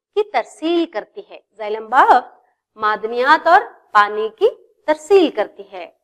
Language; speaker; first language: Urdu; native; Urdu